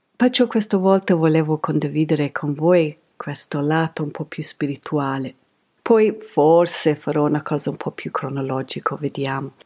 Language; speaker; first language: Italian; non-native, fluent; English